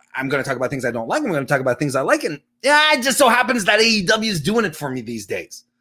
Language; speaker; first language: English; native; English